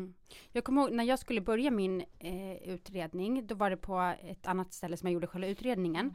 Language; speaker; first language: Swedish; native; Swedish